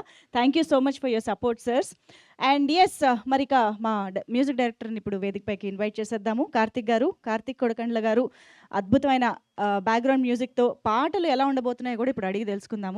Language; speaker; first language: Telugu; native; Telugu